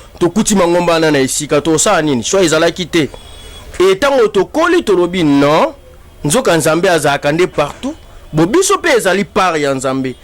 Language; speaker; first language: Lingala; non-native, local second language; Kongo